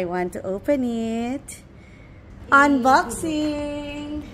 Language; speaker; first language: English; non-native, local second language; Hiligaynon